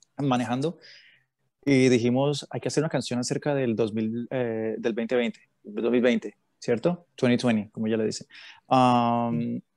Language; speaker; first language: Spanish; native; Spanish